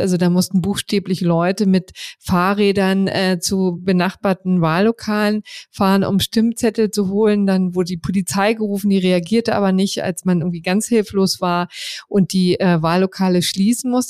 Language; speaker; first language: German; native; German